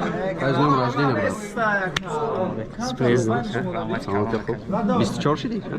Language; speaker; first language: Russian; non-native, local second language; Tajik